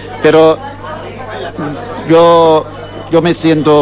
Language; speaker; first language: Spanish; non-native, fluent; German